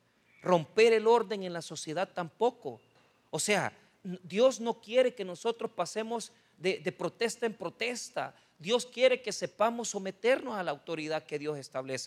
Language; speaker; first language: Spanish; native; Spanish